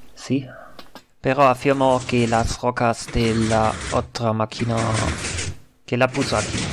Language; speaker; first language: Spanish; non-native, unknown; German